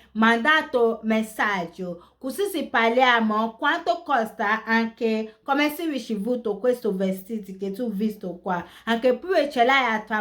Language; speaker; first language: Italian; non-native, learner; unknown